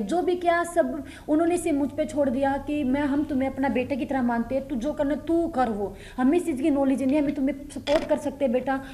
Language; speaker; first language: Hindi; native; Hindi